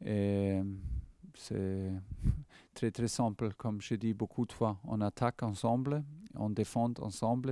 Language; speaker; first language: French; non-native, fluent; German